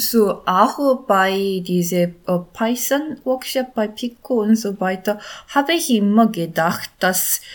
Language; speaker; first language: German; non-native, learner; Korean